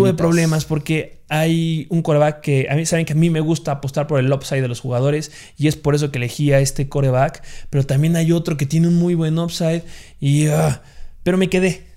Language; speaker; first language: Spanish; native; Spanish